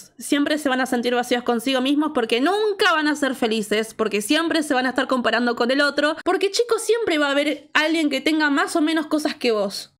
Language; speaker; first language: Spanish; native; Spanish